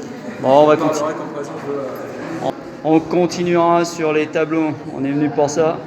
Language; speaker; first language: French; native; French